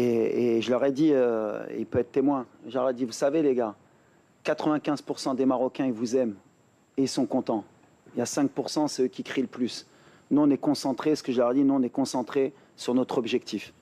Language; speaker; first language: French; native; French